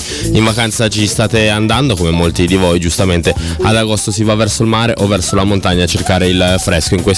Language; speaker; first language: Italian; native; Italian